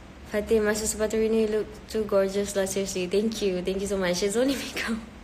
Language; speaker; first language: English; non-native, local second language; Malay